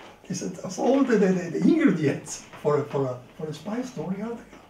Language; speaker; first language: English; non-native, fluent; Italian